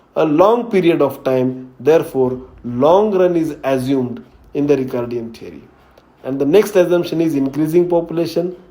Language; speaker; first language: English; non-native, local second language; Marathi